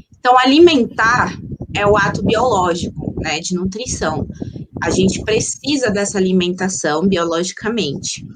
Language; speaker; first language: Portuguese; early bilingual, other home language; Spanish